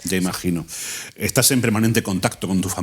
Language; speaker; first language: Spanish; native; Spanish